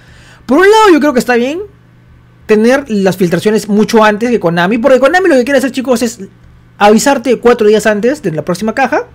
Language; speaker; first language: Spanish; native; Spanish